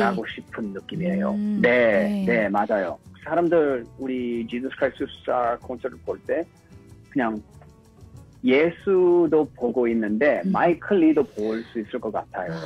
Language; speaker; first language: Korean; early bilingual, heritage; English